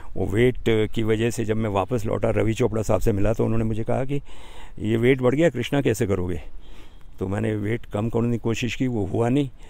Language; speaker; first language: Hindi; native; Hindi